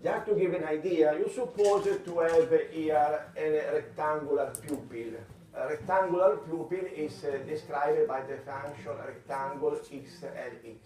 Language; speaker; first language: English; non-native, fluent; Italian